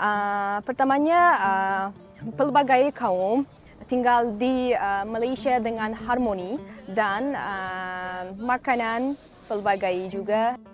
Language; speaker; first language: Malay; non-native, fluent; Uzbek